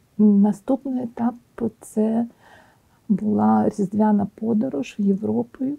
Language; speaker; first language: Ukrainian; native; Ukrainian